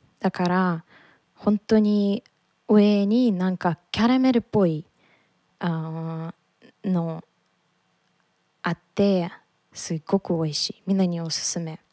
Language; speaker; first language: Japanese; non-native, learner; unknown